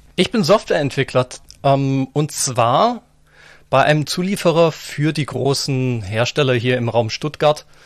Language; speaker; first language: German; native; German